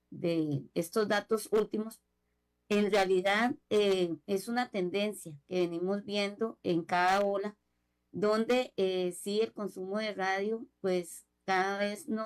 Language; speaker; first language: Spanish; native; Spanish